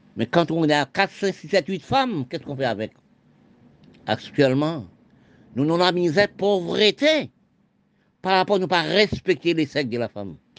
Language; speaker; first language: French; non-native, local second language; Haitian Creole